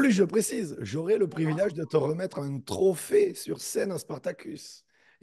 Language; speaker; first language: French; native; French